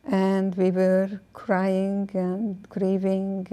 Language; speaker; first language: English; non-native, fluent; Hungarian